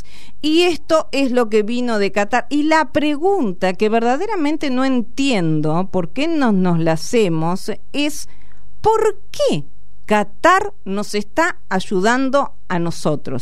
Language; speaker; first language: Spanish; native; Spanish